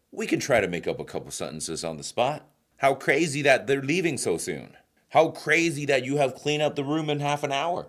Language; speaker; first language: English; non-native, fluent; Chinese